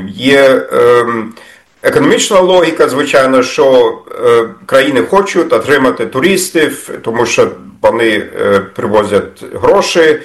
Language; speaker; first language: Ukrainian; non-native, fluent; German